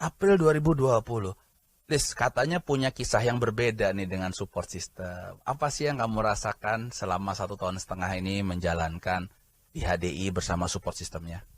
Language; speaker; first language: Indonesian; native; Indonesian